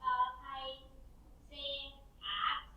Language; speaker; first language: English; non-native, learner; Thai